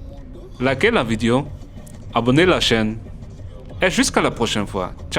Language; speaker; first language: French; early bilingual, heritage; French